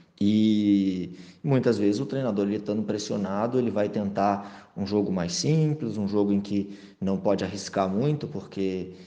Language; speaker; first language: Portuguese; native; Portuguese